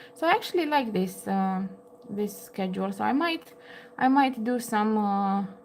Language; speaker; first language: English; non-native, fluent; Romanian